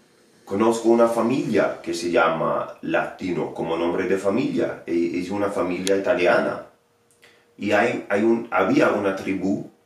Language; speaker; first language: Spanish; non-native, fluent; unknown